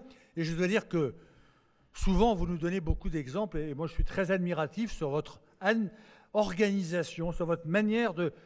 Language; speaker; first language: French; native; French